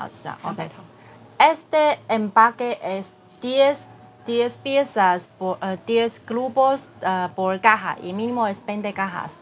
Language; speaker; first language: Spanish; non-native, learner; Chinese